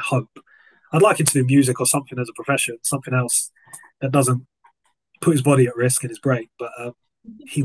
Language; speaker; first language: English; native; English